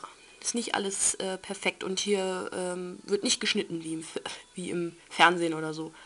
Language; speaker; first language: German; native; German